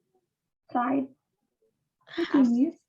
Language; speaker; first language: English; non-native, learner; Indonesian